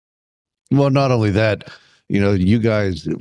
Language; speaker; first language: English; native; English